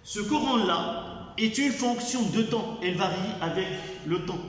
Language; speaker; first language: French; non-native, local second language; Arabic